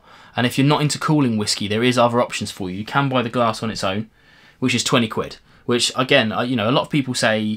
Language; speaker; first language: English; native; English